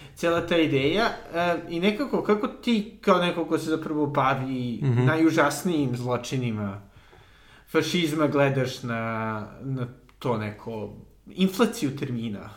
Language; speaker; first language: Serbian; native; Serbian